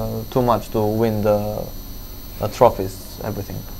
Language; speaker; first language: English; non-native, learner; Albanian